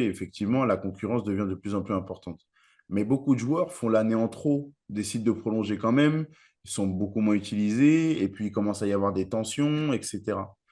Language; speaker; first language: French; native; French